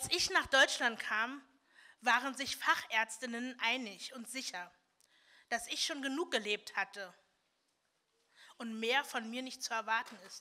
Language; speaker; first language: German; early bilingual, other home language; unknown